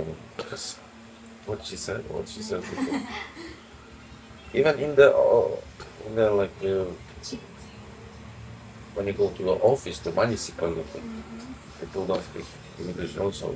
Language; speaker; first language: English; non-native, learner; Polish